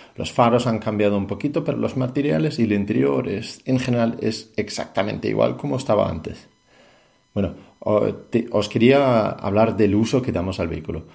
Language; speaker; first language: Spanish; non-native, fluent; Danish